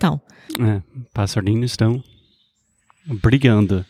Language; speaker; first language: Portuguese; non-native, fluent; English